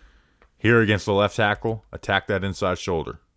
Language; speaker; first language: English; native; English